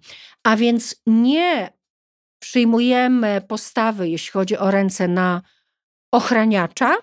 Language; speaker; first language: Polish; native; Polish